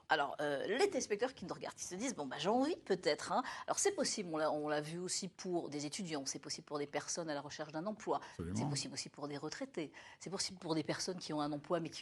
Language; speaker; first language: French; native; French